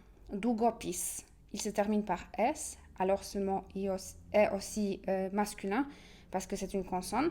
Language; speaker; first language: French; non-native, fluent; Polish